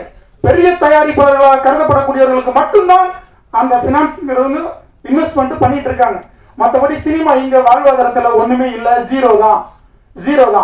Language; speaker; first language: Tamil; native; Tamil